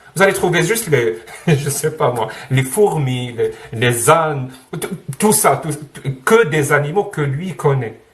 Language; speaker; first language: French; non-native, local second language; Arabic